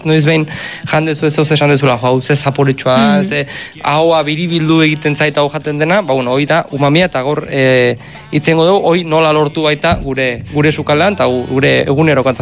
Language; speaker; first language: Basque; native; Basque